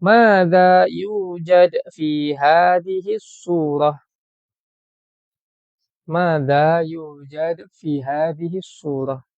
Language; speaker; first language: Arabic; non-native, fluent; Malay